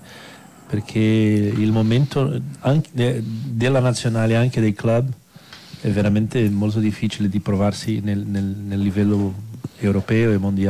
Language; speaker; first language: Italian; non-native, fluent; Portuguese